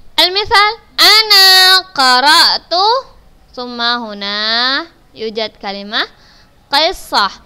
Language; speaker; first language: Arabic; non-native, fluent; Indonesian